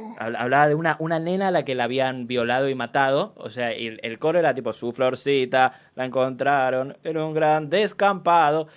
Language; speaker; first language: Spanish; native; Spanish